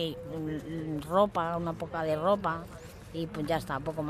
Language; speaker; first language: Spanish; native; Spanish